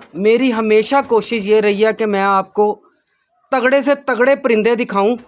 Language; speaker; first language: Urdu; non-native, local second language; Punjabi